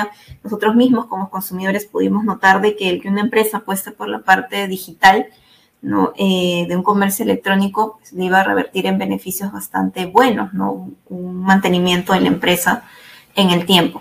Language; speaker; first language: Spanish; native; Spanish